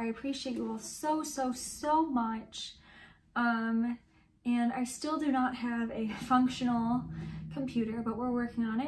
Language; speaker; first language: English; native; English